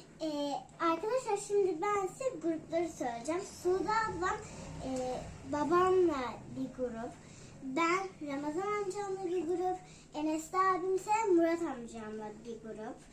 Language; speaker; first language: Turkish; native; Turkish